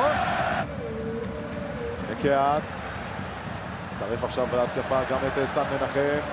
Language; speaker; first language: Hebrew; native; Hebrew